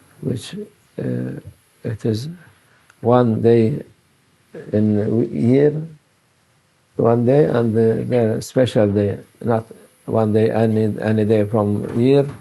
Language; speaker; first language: English; non-native, learner; Turkish